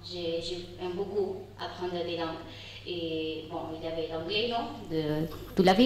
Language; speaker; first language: French; non-native, learner; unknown